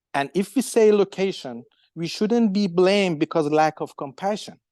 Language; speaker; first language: English; non-native, fluent; Persian